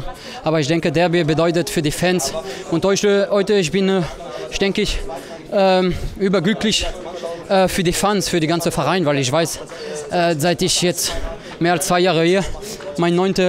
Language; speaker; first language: German; non-native, fluent; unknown